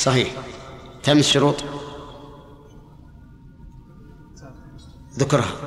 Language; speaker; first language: Arabic; native; Arabic